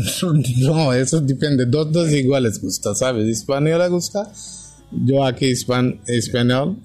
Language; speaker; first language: Spanish; non-native, learner; Bangla